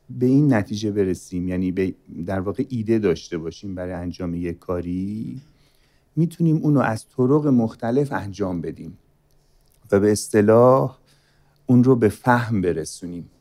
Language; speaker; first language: Persian; native; Persian